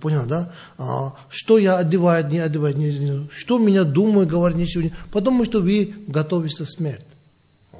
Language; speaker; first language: Russian; non-native, learner; Tibetan